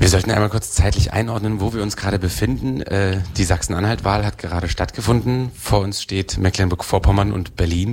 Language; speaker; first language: German; native; German